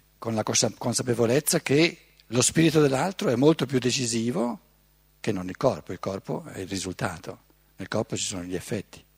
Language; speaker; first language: Italian; native; Italian